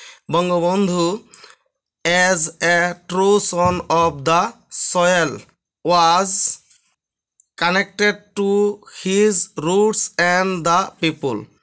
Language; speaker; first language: English; non-native, local second language; Bangla